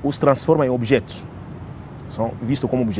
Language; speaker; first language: Portuguese; non-native, fluent; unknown